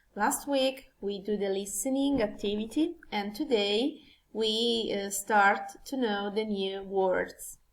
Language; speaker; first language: English; non-native, learner; Italian